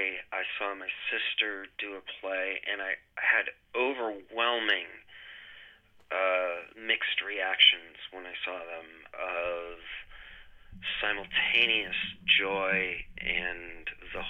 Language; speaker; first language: English; native; English